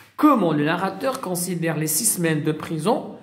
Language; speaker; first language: French; non-native, local second language; Arabic